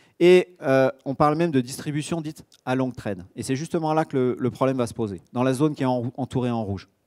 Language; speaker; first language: French; native; French